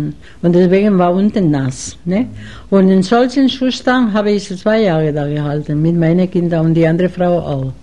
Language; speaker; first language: German; non-native, fluent; Spanish